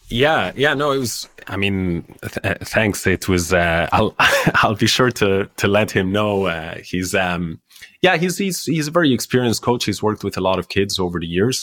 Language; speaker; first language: English; native; English